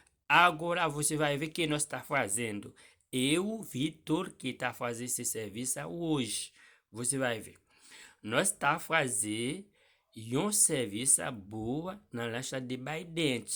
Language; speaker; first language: Portuguese; non-native, learner; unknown